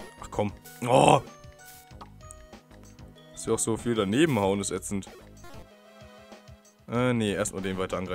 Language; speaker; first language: German; native; German